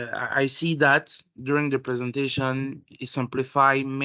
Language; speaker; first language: English; non-native, learner; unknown